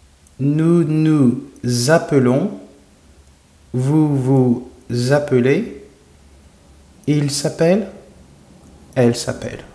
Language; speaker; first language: French; non-native, fluent; English